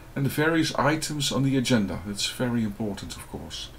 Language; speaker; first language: English; non-native, fluent; Dutch